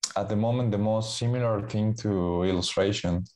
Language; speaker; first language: English; non-native, fluent; Spanish